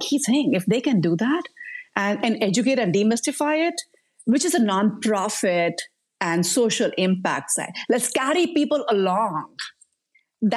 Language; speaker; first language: English; non-native, local second language; Hindi